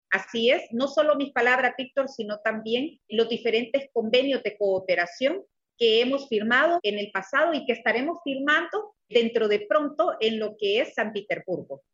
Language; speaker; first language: Spanish; native; Spanish